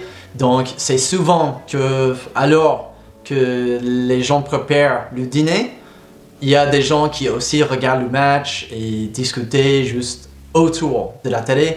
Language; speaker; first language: French; non-native, fluent; English